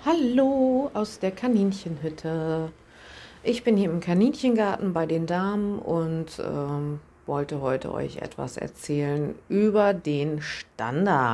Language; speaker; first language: German; native; German